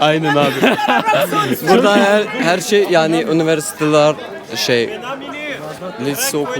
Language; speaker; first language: Turkish; non-native, fluent; Bosnian